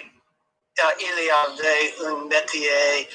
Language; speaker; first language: French; non-native, learner; English